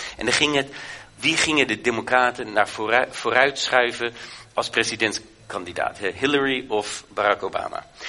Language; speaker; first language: Dutch; native; Dutch